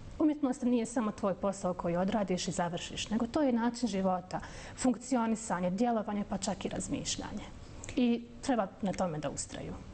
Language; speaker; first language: Bosnian; native; Bosnian